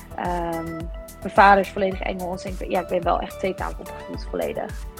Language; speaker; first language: Dutch; early bilingual, other home language; English